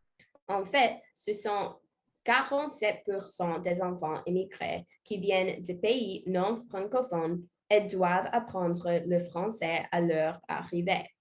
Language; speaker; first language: French; non-native, learner; English